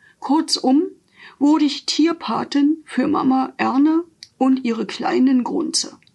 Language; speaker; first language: German; native; German